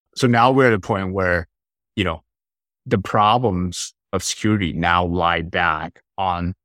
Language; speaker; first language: English; non-native, fluent; Chinese